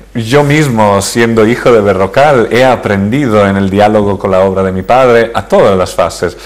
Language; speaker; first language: Spanish; early bilingual, heritage; Spanish